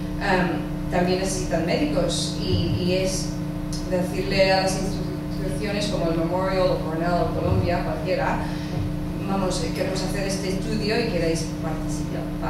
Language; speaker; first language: Spanish; early bilingual, heritage; English